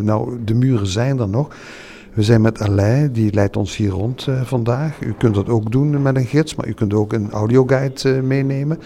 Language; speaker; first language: Dutch; native; Dutch